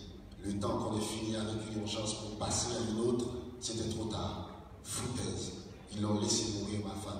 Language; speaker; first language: French; non-native, local second language; Haitian Creole